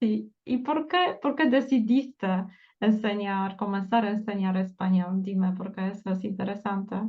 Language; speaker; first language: Spanish; non-native, fluent; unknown